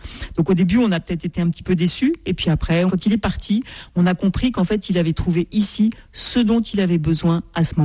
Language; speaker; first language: French; native; French